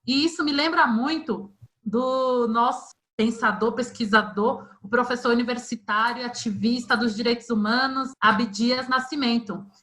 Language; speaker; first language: Portuguese; native; Portuguese